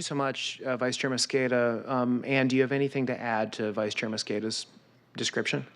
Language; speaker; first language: English; native; English